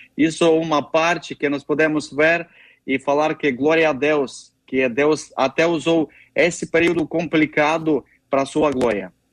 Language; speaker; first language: Portuguese; non-native, learner; Ukrainian